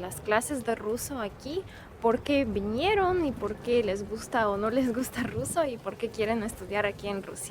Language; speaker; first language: Spanish; non-native, fluent; Russian